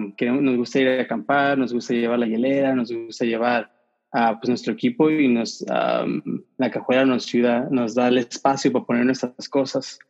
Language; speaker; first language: Spanish; early bilingual, heritage; Spanish